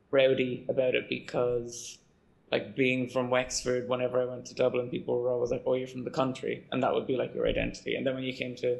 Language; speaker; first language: English; native; English